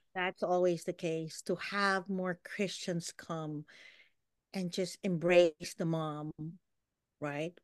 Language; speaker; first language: English; non-native, local second language; Filipino